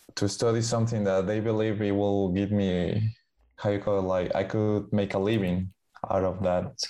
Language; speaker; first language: English; non-native, fluent; Spanish